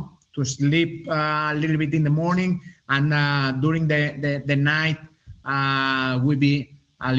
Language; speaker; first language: English; non-native, learner; Spanish